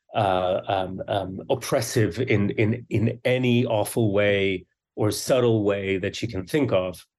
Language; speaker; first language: English; early bilingual, other home language; Swedish